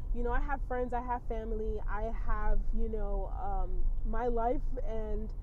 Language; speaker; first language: English; early bilingual, other home language; Spanish